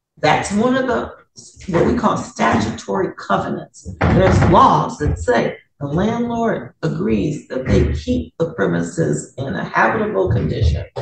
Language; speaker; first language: English; native; English